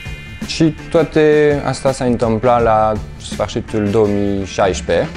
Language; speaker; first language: Romanian; non-native, learner; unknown